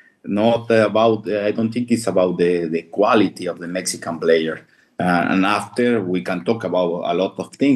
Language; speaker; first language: English; non-native, fluent; Spanish